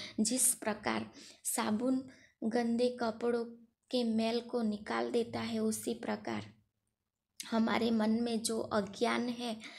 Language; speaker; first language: Hindi; non-native, local second language; Gujarati